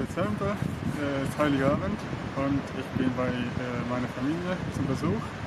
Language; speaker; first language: German; non-native, learner; Italian